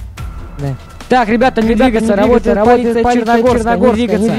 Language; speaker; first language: Russian; native; Russian